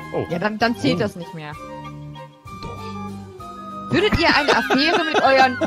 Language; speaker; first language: German; native; German